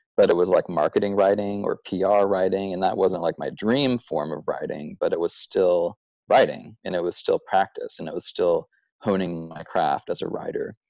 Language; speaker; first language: English; native; English